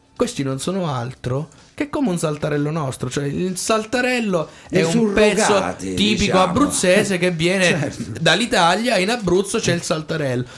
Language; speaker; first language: Italian; native; Italian